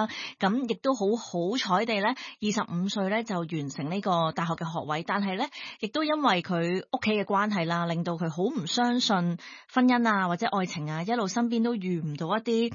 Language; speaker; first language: Cantonese; native; Cantonese